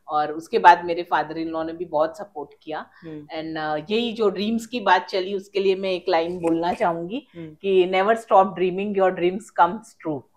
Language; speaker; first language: Hindi; native; Hindi